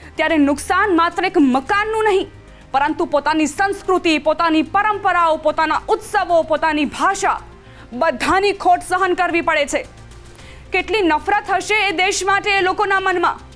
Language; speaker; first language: Gujarati; non-native, local second language; Sindhi